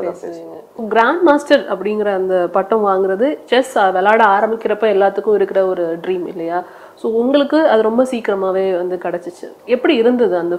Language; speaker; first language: Tamil; native; Tamil